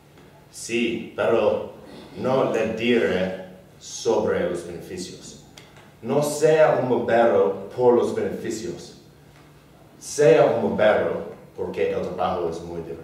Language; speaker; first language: Spanish; non-native, learner; English